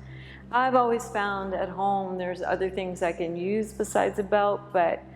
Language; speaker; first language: English; native; English